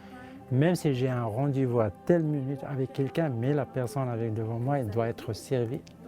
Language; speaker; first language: French; non-native, local second language; Arabic